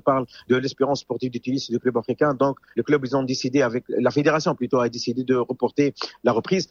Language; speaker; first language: French; non-native, local second language; Arabic